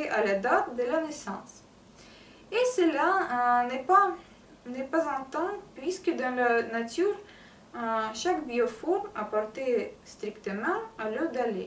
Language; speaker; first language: French; non-native, learner; Russian